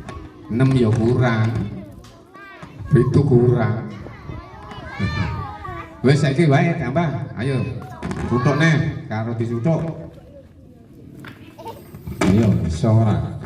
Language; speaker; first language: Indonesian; non-native, local second language; Javanese